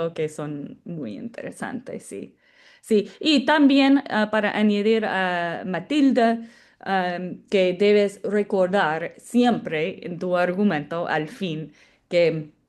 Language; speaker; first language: Spanish; non-native, fluent; English